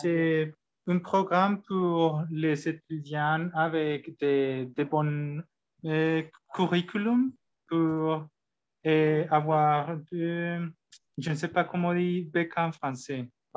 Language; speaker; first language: French; non-native, learner; Spanish